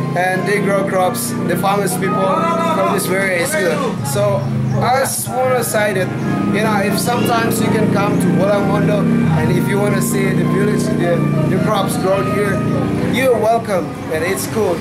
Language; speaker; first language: English; non-native, learner; Indonesian